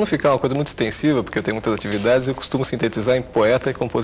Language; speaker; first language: Portuguese; native; Portuguese